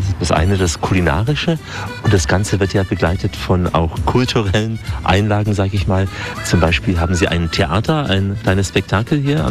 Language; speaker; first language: German; native; German